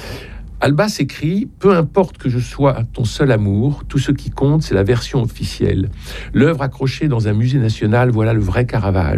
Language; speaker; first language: French; native; French